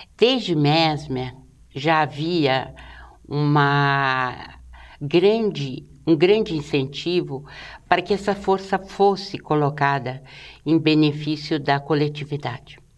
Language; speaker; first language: Portuguese; native; Portuguese